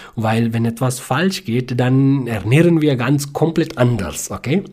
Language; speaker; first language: German; non-native, fluent; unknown